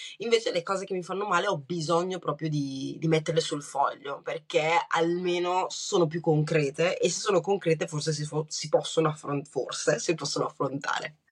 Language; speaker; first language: Italian; early bilingual, other home language; Kinyarwanda